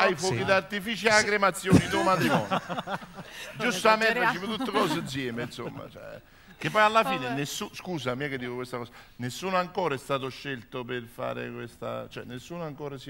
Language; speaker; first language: Italian; native; Italian